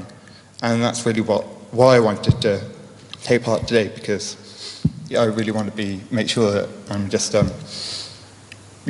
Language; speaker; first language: English; native; English